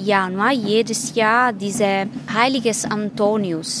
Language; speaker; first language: German; non-native, fluent; Italian